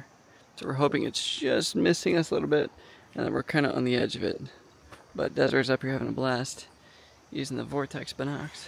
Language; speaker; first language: English; native; English